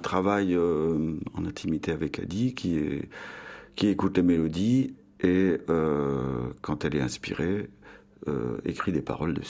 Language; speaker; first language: French; native; French